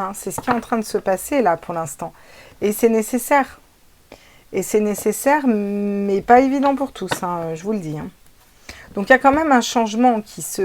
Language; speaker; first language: French; native; French